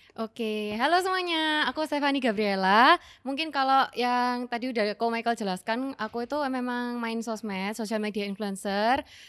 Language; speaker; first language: Indonesian; native; Indonesian